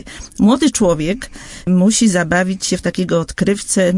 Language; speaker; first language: Polish; native; Polish